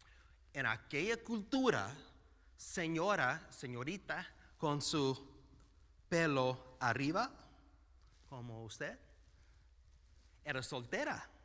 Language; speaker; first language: Spanish; non-native, fluent; English